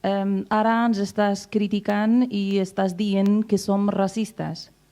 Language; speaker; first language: Catalan; non-native, fluent; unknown